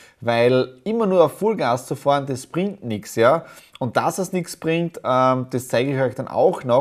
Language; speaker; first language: German; native; German